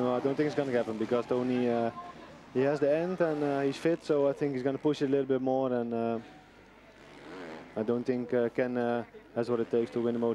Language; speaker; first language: English; non-native, fluent; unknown